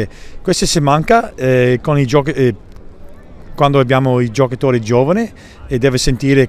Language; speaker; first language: Italian; non-native, learner; English